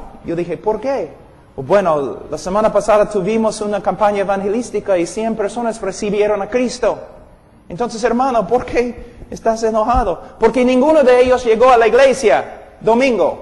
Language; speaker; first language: Spanish; non-native, fluent; English